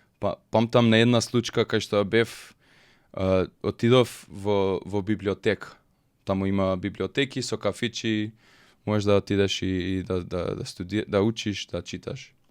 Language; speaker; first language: Macedonian; early bilingual, heritage; Macedonian